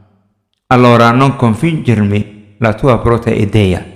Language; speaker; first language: Italian; non-native, fluent; Somali